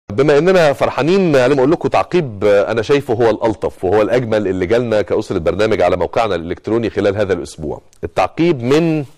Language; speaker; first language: Arabic; native; Arabic